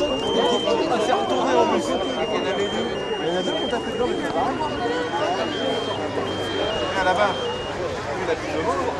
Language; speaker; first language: French; native; French